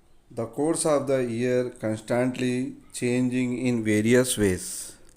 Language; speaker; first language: English; non-native, local second language; Telugu